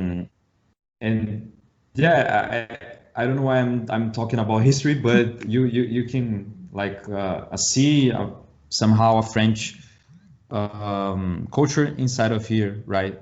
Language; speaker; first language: English; non-native, learner; Portuguese